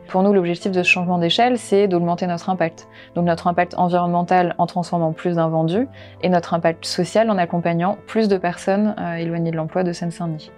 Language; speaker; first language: French; native; French